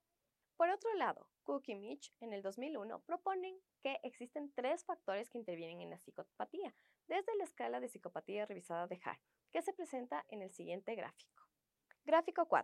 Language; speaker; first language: Spanish; native; Spanish